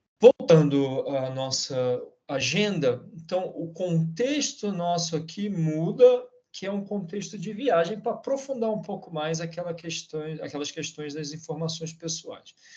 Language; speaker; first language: Portuguese; native; Portuguese